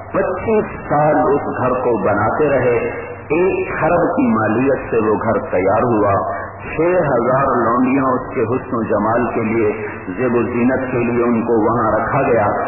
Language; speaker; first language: Urdu; non-native, local second language; Punjabi